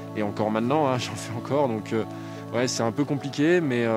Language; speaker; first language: French; native; French